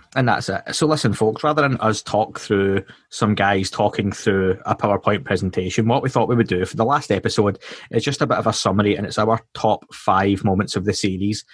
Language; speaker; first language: English; native; English